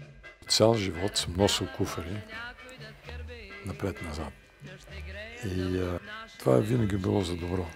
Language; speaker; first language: Bulgarian; early bilingual, heritage; Bulgarian